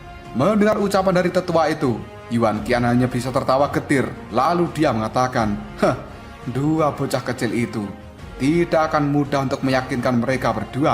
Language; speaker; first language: Indonesian; native; Indonesian